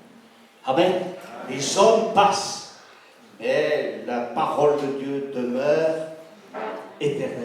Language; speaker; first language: French; native; French